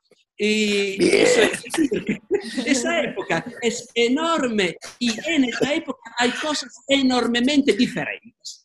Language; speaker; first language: Spanish; non-native, fluent; Italian